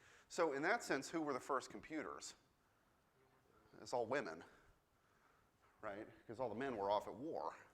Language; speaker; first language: English; native; English